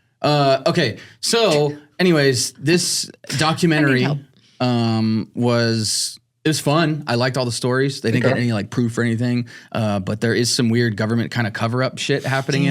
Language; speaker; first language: English; native; English